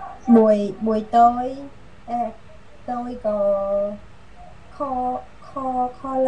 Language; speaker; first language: Vietnamese; non-native, learner; Khmer